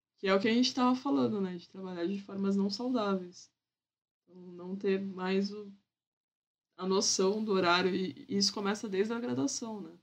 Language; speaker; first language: Portuguese; native; Portuguese